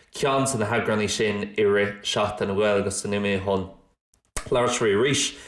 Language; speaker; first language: Irish; non-native, local second language; English